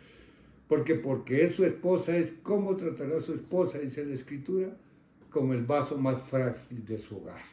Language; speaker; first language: Spanish; native; Spanish